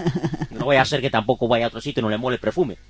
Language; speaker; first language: Spanish; native; Spanish